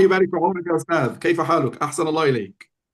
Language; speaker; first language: Arabic; native; Arabic